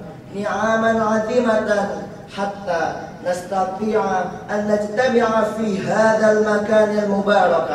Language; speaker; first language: Arabic; non-native, learner; Indonesian